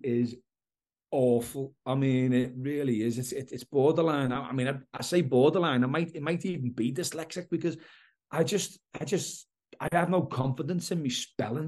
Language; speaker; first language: English; native; English